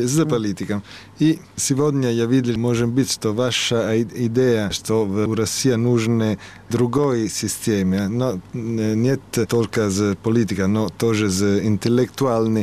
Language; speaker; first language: Russian; non-native, learner; Italian